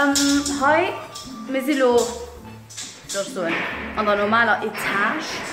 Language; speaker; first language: German; non-native, learner; Luxembourgish